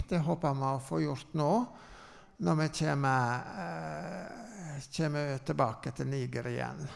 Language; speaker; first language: Norwegian; native; Norwegian